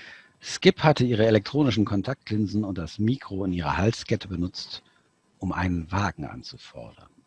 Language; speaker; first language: German; native; German